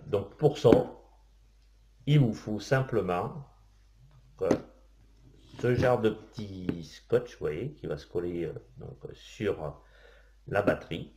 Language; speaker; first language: French; native; French